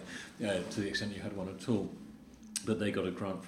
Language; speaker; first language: English; native; English